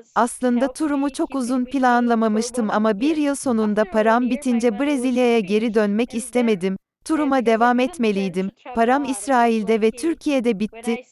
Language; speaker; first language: English; non-native, fluent; Portuguese